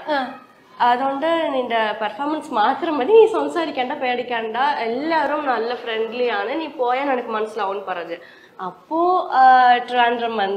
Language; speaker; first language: Malayalam; non-native, learner; Tamil